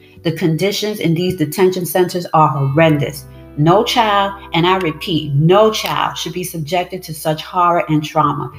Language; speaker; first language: English; early bilingual, other home language; Spanish